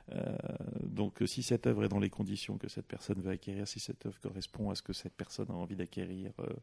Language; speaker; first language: French; native; French